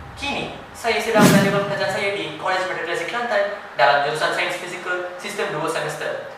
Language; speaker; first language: Malay; non-native, local second language; Tamil